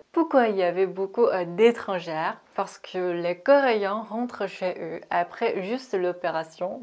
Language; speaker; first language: French; non-native, fluent; Korean